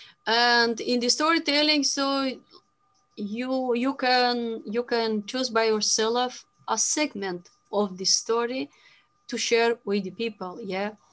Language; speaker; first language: English; non-native, fluent; Romanian